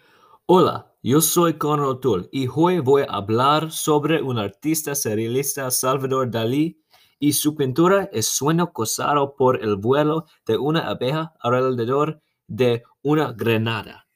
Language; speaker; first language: Spanish; non-native, learner; English